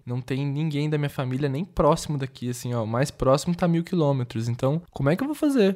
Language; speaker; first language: Portuguese; native; Portuguese